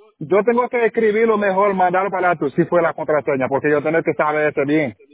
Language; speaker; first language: Spanish; non-native, learner; Haitian Creole